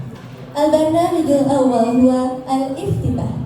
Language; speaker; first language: Arabic; non-native, learner; Indonesian